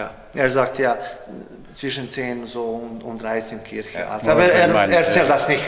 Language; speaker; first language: German; non-native, learner; Serbian